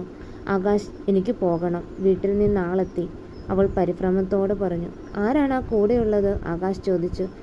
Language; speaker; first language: Malayalam; native; Malayalam